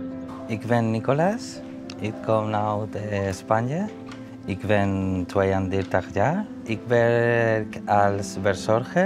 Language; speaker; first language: Dutch; non-native, learner; Spanish